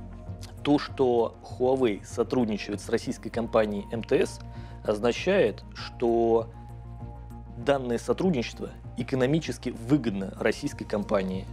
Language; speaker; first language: Russian; native; Russian